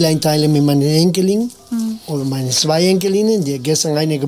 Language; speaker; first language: German; non-native, fluent; Spanish